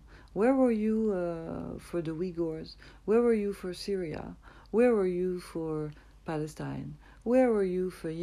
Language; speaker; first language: English; non-native, fluent; French